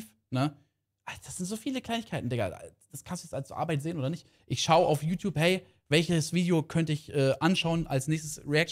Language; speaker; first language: German; native; German